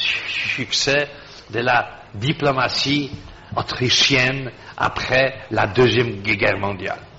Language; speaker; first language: French; non-native, fluent; Polish